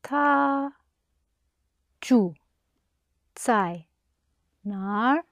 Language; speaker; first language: Chinese; non-native, learner; English